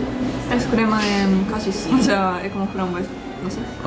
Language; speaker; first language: Spanish; non-native, learner; Japanese